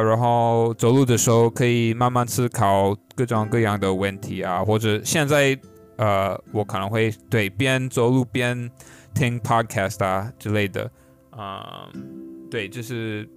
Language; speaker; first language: Chinese; non-native, fluent; English